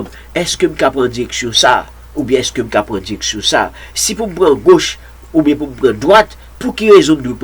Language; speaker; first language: French; non-native, local second language; Haitian Creole